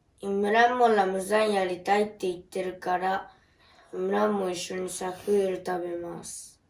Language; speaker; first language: Japanese; early bilingual, other home language; Uyghur